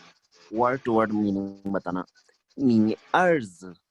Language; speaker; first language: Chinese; non-native, fluent; Urdu